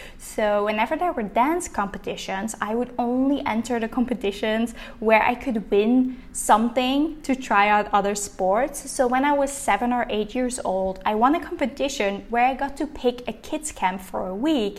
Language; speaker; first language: English; non-native, fluent; Dutch